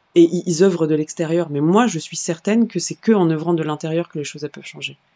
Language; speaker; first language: French; native; French